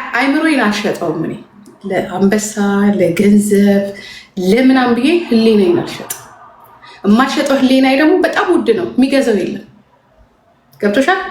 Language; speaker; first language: Amharic; native; Amharic